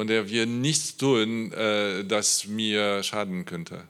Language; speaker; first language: German; non-native, learner; Polish